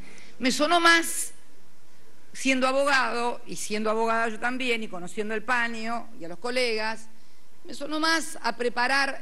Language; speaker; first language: Spanish; native; Spanish